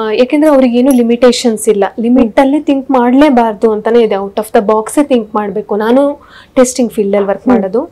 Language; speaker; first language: Kannada; native; Kannada